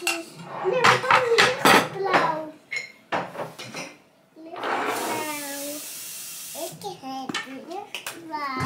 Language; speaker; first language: Dutch; early bilingual, other home language; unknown